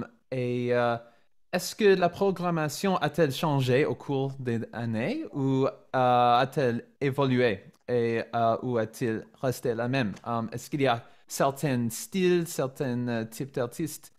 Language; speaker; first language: French; non-native, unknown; English